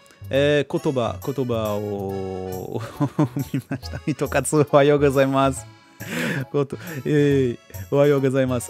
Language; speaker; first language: Japanese; non-native, learner; French